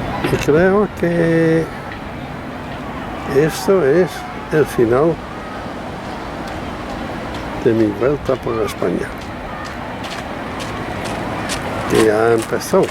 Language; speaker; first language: Spanish; non-native, fluent; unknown